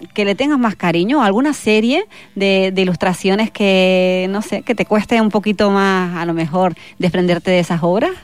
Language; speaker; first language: Spanish; native; Spanish